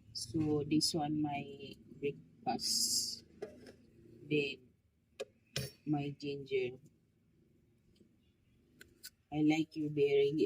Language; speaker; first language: English; non-native, learner; Filipino